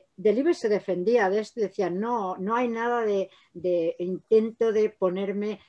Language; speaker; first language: Spanish; native; Spanish